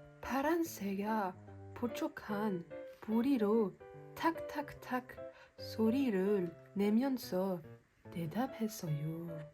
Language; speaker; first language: Korean; early bilingual, heritage; French